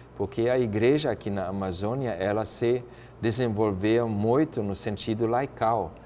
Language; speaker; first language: Portuguese; non-native, fluent; German